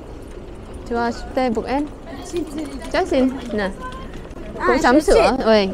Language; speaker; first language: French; non-native, learner; Vietnamese